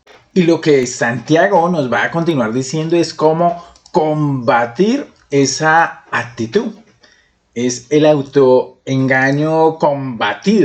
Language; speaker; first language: Spanish; native; Spanish